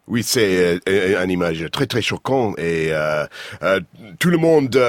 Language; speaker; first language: French; non-native, fluent; English